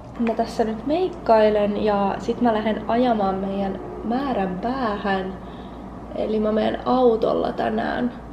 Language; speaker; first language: Finnish; native; Finnish